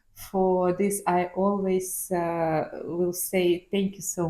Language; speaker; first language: English; non-native, learner; Ukrainian